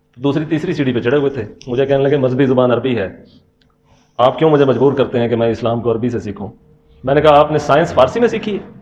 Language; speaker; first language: Urdu; non-native, local second language; Punjabi